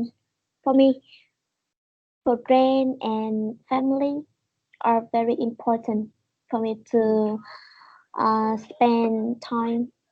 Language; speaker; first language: English; non-native, learner; Vietnamese